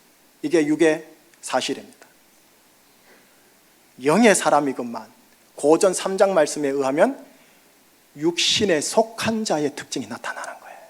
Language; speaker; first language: Korean; native; Korean